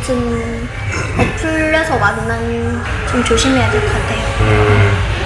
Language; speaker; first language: Korean; non-native, fluent; Indonesian